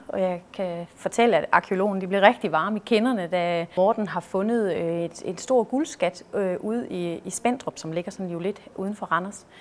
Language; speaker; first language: Danish; native; Danish